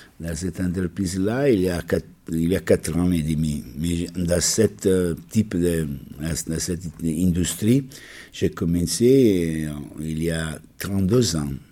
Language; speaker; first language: French; non-native, learner; Italian